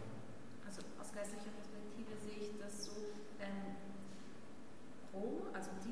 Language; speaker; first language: German; non-native, fluent; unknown